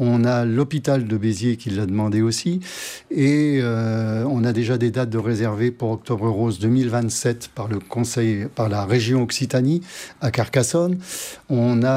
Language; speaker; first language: French; native; French